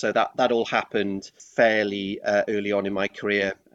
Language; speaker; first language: English; native; English